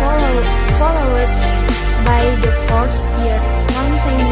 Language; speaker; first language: English; non-native, learner; Indonesian